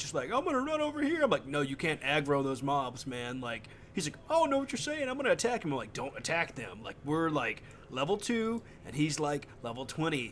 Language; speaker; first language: English; native; English